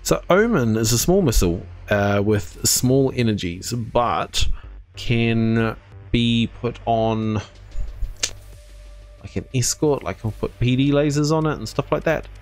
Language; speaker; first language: English; native; English